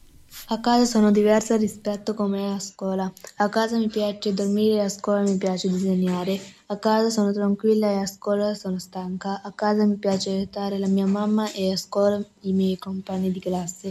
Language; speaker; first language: Italian; early bilingual, other home language; Urdu